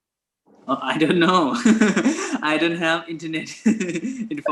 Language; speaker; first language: English; non-native, learner; Thai